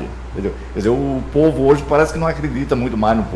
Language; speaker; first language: Portuguese; native; Portuguese